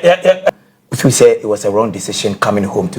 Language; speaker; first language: English; non-native, local second language; Akan